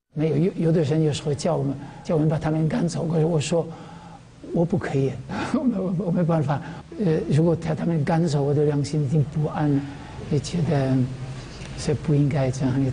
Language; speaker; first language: Chinese; non-native, fluent; French